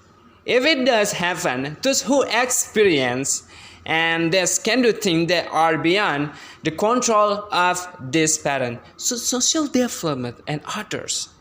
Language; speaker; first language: English; non-native, learner; Indonesian